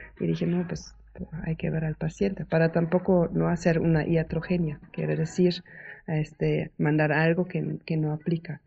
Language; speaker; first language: Spanish; non-native, fluent; German